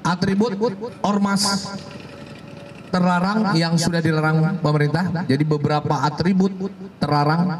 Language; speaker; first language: Indonesian; native; Indonesian